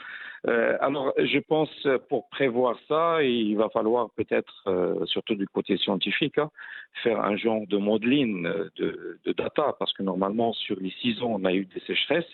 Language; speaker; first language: French; non-native, local second language; Arabic